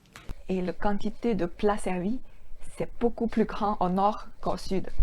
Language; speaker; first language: French; non-native, fluent; Chinese